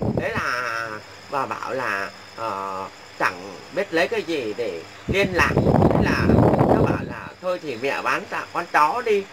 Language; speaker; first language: Vietnamese; non-native, local second language; Muong